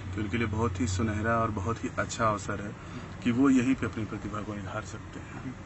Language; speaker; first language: Hindi; native; Hindi